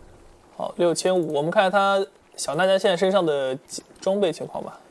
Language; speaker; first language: Chinese; native; Chinese